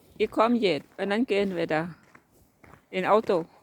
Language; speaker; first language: German; non-native, learner; Thai